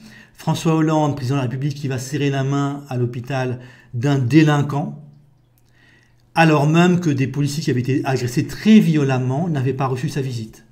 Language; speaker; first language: French; native; French